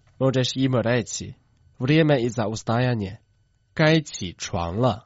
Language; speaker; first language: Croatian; non-native, fluent; Chinese